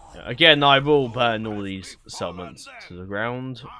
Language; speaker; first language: English; native; English